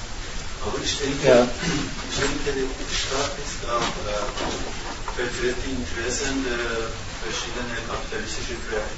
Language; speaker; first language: German; non-native, learner; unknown